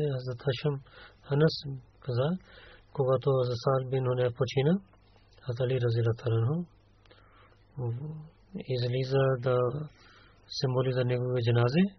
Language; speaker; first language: Bulgarian; non-native, learner; Urdu